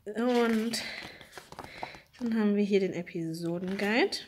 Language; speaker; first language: German; native; German